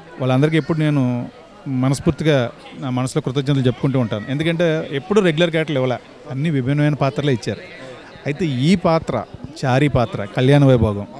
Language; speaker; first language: Telugu; native; Telugu